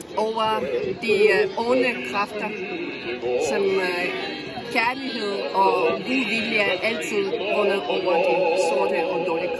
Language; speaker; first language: Danish; non-native, fluent; Russian